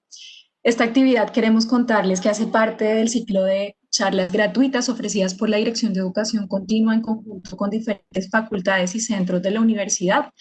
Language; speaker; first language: Spanish; native; Spanish